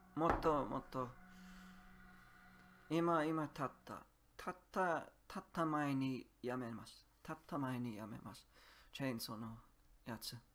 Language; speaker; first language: Japanese; non-native, learner; English